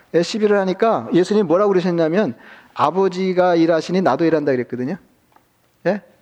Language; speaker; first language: Korean; native; Korean